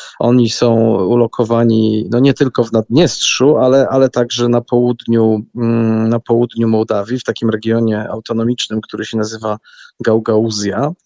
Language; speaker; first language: Polish; native; Polish